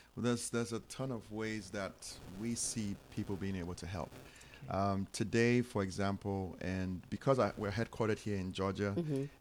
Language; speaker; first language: English; non-native, local second language; Akan